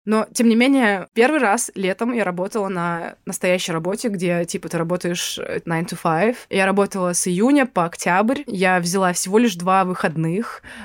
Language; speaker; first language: Russian; native; Russian